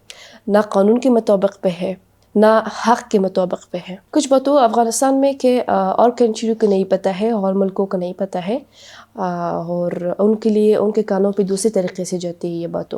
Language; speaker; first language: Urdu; non-native, learner; Persian